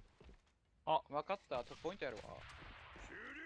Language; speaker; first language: Japanese; native; Japanese